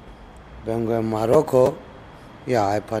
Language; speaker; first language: Spanish; non-native, learner; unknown